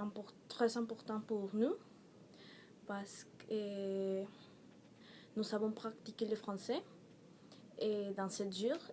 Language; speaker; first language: French; non-native, learner; Spanish